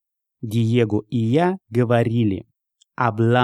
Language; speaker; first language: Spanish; non-native, fluent; Russian